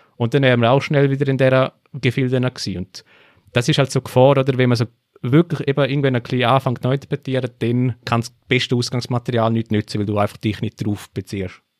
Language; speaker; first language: German; native; German